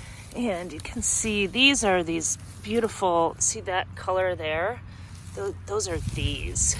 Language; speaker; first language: English; native; English